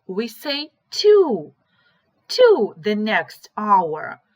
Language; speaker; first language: English; non-native, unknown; Ukrainian